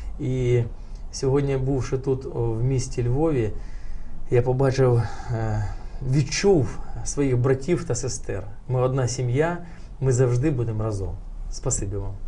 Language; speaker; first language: Ukrainian; non-native, local second language; Russian